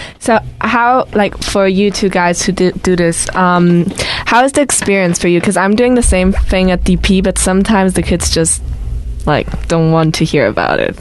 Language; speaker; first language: English; non-native, fluent; Italian